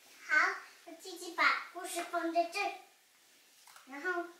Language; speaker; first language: Chinese; early bilingual, heritage; Chinese